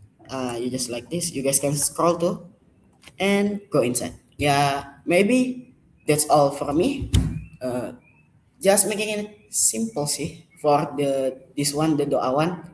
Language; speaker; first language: English; non-native, learner; Indonesian